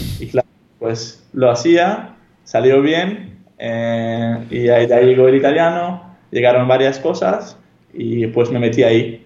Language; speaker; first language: Spanish; non-native, fluent; Hebrew